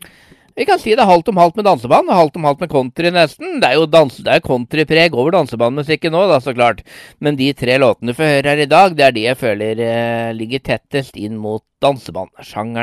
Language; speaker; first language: Norwegian; native; Norwegian